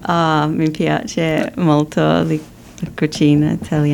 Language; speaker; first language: Italian; non-native, learner; English